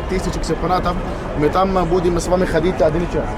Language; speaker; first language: Russian; non-native, fluent; Arabic